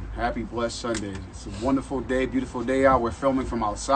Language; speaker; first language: English; native; English